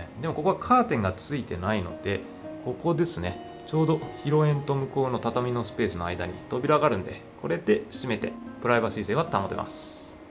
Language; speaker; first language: Japanese; native; Japanese